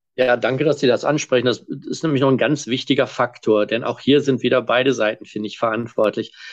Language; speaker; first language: German; native; German